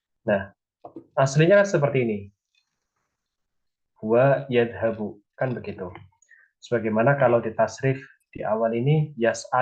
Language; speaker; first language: Indonesian; native; Indonesian